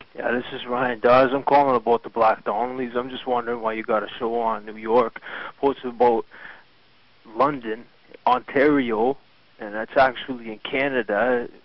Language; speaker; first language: English; early bilingual, other home language; Italian